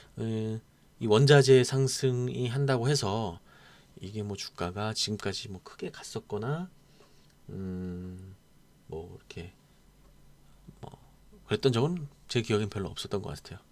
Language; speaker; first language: Korean; native; Korean